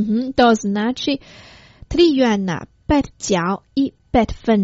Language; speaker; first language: Croatian; non-native, fluent; Chinese